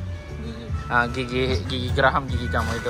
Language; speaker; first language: Indonesian; native; Indonesian